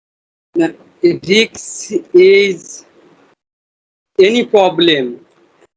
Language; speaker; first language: English; non-native, learner; Bangla